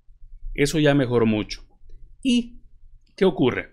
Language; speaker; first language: Spanish; native; Spanish